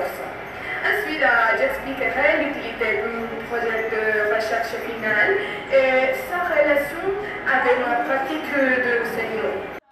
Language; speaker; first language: French; non-native, learner; Spanish